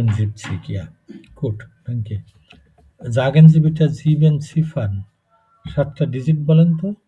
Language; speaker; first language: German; non-native, fluent; Bangla